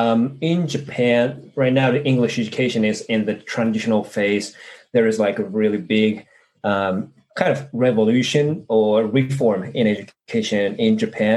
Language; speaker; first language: English; non-native, fluent; Japanese